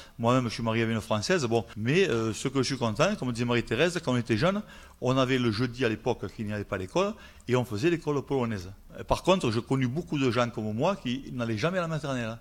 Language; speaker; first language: French; native; French